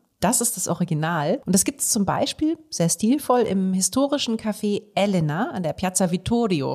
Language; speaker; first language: German; native; German